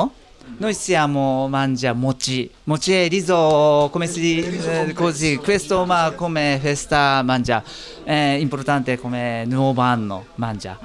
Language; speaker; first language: Italian; non-native, learner; Japanese